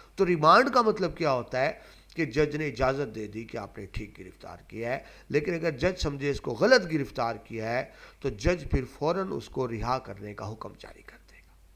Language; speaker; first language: Urdu; non-native, local second language; Punjabi